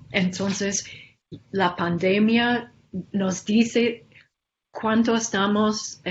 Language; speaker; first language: Spanish; non-native, fluent; English